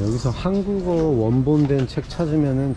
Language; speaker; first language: Korean; native; Korean